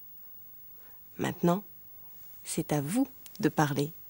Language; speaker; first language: French; non-native, fluent; German